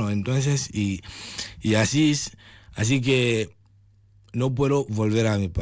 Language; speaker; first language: Spanish; non-native, learner; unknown